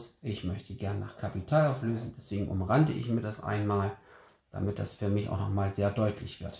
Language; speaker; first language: German; native; German